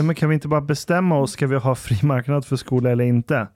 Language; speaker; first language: Swedish; early bilingual, other home language; Persian